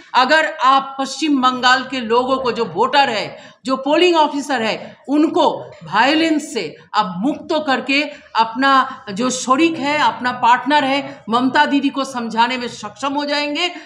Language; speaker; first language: Hindi; non-native, local second language; Bangla